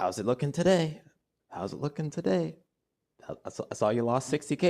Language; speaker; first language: English; native; English